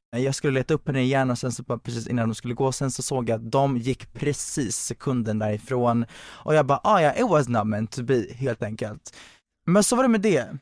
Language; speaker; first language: Swedish; early bilingual, other home language; Hungarian